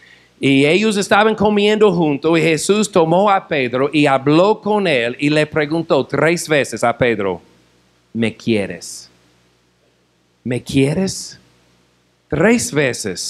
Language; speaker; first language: Spanish; non-native, fluent; English